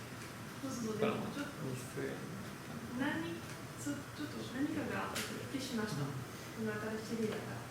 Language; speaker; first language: Japanese; non-native, learner; French